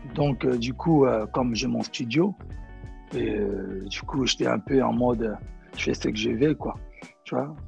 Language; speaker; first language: French; non-native, local second language; Lingala